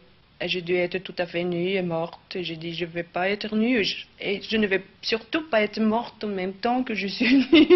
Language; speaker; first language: French; non-native, fluent; Swedish